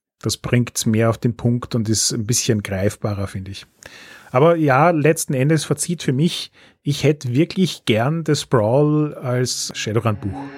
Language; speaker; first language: German; native; German